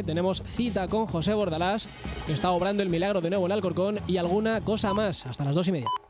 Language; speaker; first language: Spanish; native; Spanish